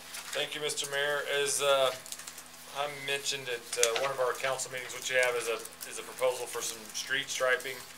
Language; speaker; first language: English; native; English